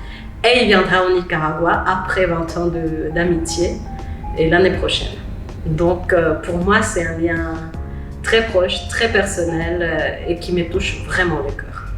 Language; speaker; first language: French; non-native, fluent; Spanish